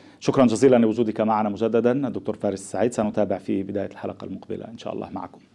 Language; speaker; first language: Arabic; native; Arabic